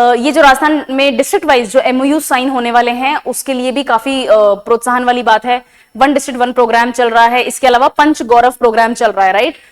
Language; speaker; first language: Hindi; native; Hindi